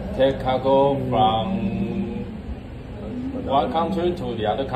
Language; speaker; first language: English; non-native, learner; Chinese